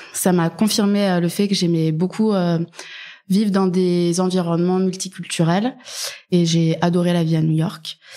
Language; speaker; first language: French; native; French